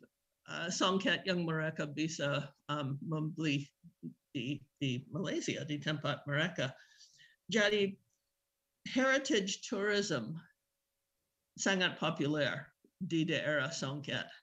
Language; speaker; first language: Indonesian; non-native, fluent; English